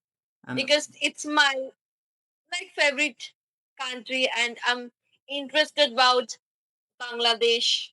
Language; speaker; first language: English; non-native, learner; Bangla